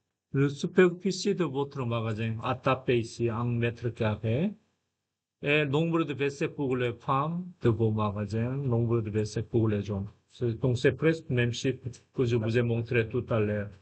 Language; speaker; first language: French; non-native, fluent; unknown